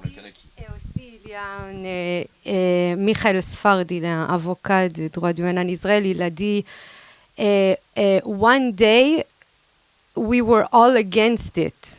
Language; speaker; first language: French; non-native, fluent; Hebrew